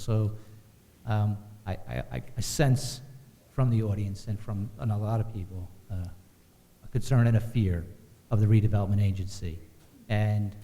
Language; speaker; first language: English; native; English